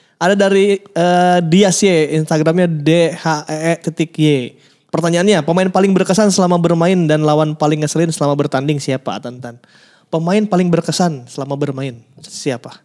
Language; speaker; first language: Indonesian; native; Indonesian